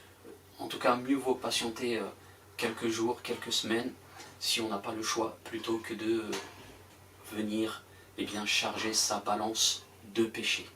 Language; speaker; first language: French; native; French